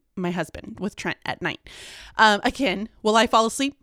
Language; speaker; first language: English; early bilingual, other home language; Spanish